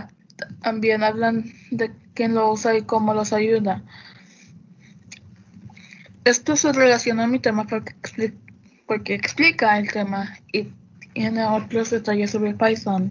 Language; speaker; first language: Spanish; early bilingual, heritage; Spanish